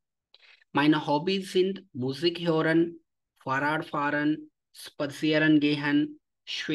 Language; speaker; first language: German; non-native, learner; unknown